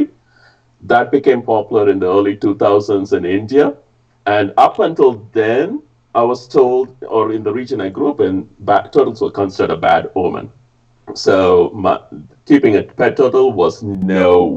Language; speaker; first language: English; non-native, local second language; Tamil